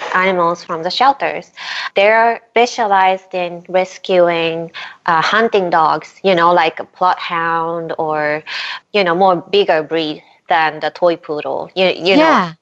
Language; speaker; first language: English; non-native, fluent; Japanese